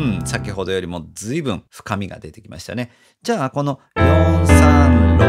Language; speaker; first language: Japanese; native; Japanese